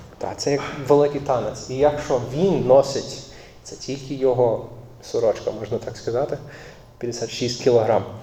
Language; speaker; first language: Ukrainian; non-native, fluent; English